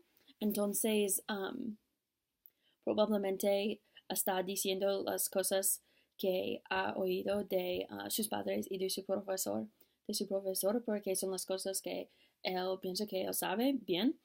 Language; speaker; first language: Spanish; non-native, learner; English